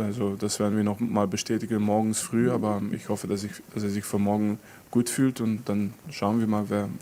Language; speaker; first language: German; non-native, fluent; French